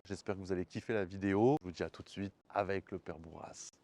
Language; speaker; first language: French; native; French